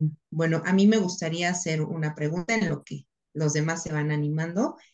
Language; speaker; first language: Spanish; native; Spanish